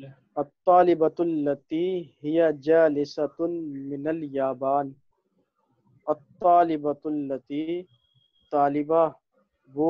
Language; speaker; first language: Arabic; non-native, learner; Urdu